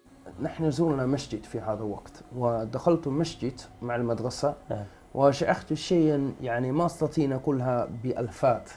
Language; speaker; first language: Arabic; non-native, learner; Dutch